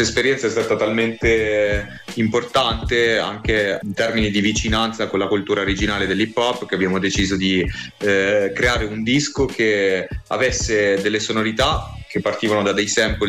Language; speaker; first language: Italian; native; Italian